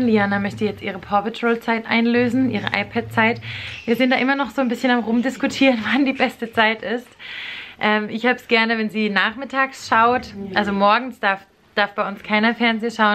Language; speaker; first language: German; native; German